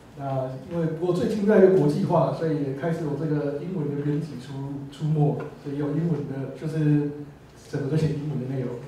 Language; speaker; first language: Chinese; native; Chinese